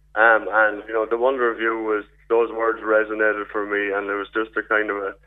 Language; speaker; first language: English; native; English